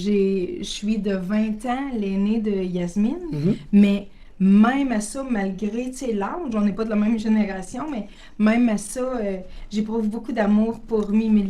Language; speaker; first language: French; native; French